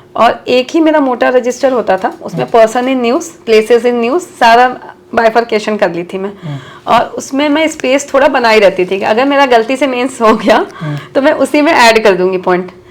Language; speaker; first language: Hindi; native; Hindi